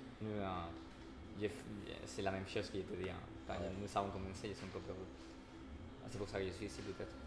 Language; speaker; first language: French; non-native, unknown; Spanish